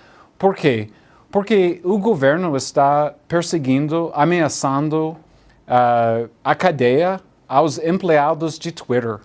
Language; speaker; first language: Portuguese; non-native, learner; English